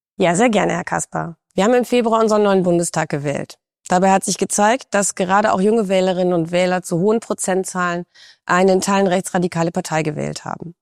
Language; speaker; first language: German; native; German